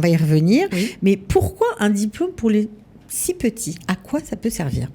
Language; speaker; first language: French; native; French